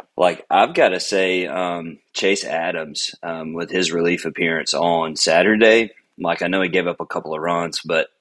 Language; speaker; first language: English; native; English